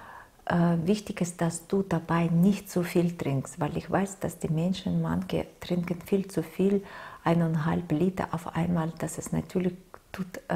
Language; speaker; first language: German; non-native, fluent; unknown